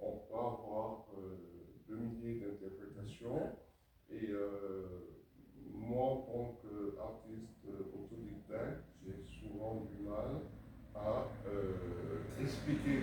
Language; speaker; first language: French; native; French